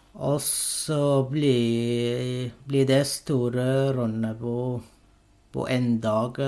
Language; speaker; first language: Norwegian; non-native, fluent; Arabic